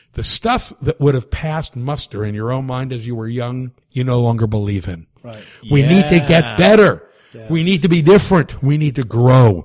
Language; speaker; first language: English; native; English